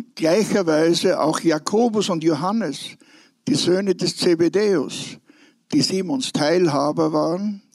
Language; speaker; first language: German; native; German